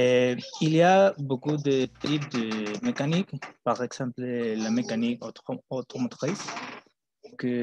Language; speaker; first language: French; non-native, learner; Spanish